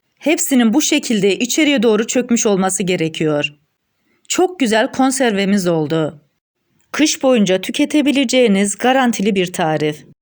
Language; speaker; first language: Turkish; native; Turkish